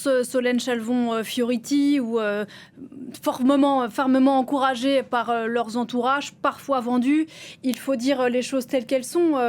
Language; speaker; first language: French; native; French